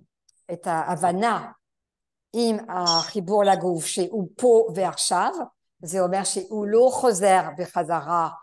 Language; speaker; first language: Hebrew; non-native, fluent; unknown